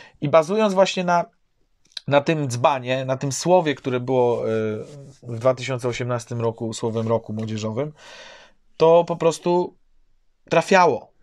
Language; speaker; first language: Polish; native; Polish